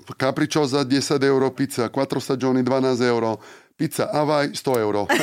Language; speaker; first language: Slovak; non-native, fluent; Italian